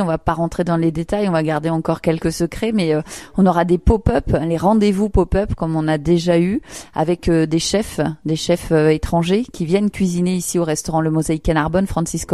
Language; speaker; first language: French; native; French